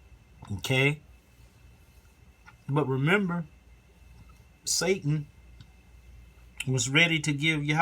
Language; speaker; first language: English; native; English